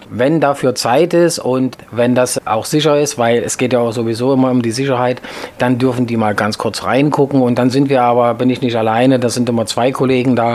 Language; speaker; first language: German; native; German